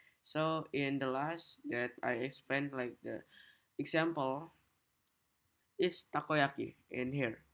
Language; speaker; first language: English; non-native, learner; Indonesian